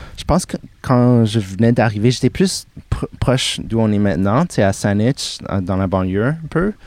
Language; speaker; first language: French; non-native, local second language; English